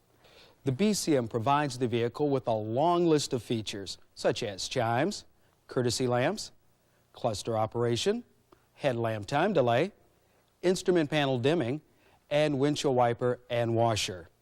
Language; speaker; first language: English; native; English